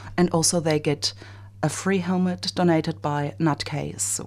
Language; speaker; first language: English; non-native, fluent; German